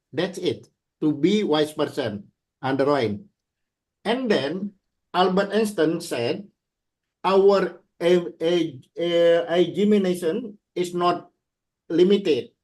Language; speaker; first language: English; non-native, learner; Indonesian